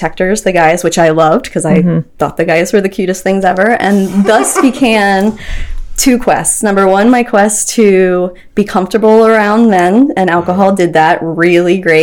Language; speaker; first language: English; native; English